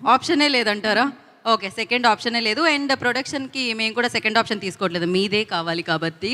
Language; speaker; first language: Telugu; native; Telugu